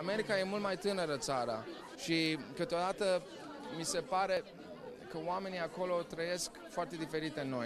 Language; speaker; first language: Romanian; early bilingual, heritage; Romanian